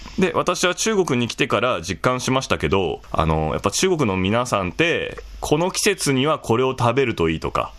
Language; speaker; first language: Japanese; native; Japanese